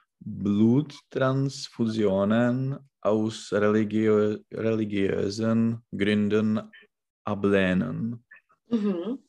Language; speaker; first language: German; non-native, learner; Czech